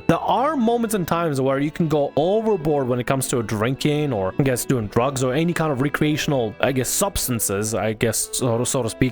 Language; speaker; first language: English; native; English